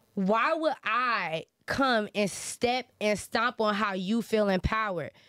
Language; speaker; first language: English; native; English